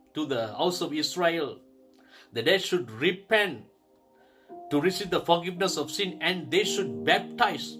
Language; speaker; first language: English; non-native, local second language; Tamil